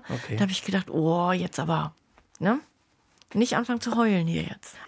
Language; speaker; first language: German; native; German